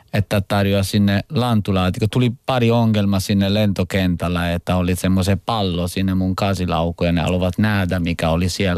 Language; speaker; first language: Finnish; non-native, local second language; Italian